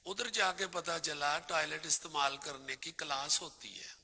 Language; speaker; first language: Urdu; non-native, local second language; Punjabi